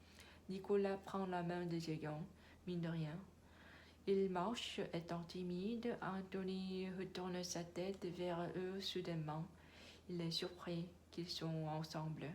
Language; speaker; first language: French; non-native, learner; Korean